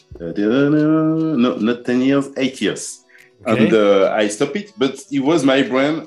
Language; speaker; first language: English; non-native, learner; French